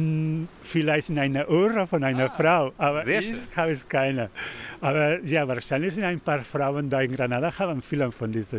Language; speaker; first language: German; non-native, learner; Spanish